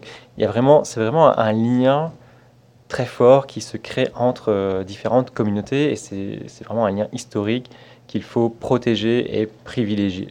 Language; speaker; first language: French; native; French